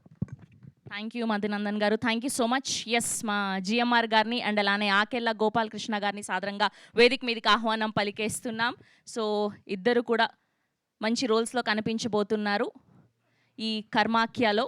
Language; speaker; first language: Telugu; native; Telugu